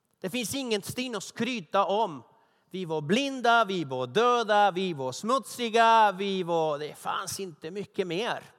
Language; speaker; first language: Swedish; non-native, fluent; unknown